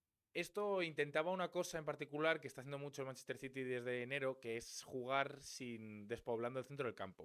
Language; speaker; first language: Spanish; native; Spanish